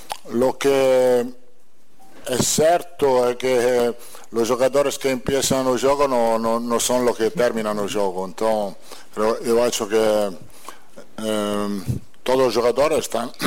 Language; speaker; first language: Portuguese; non-native, learner; Italian